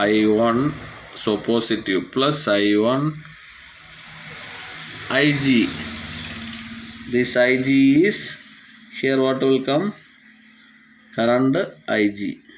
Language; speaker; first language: English; non-native, local second language; Tamil